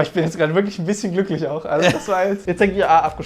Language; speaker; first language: German; native; German